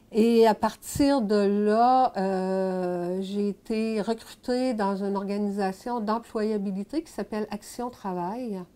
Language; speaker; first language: French; native; French